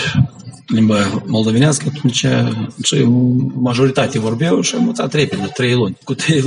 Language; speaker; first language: Romanian; non-native, local second language; Gagauz